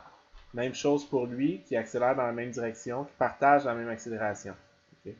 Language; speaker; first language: French; native; French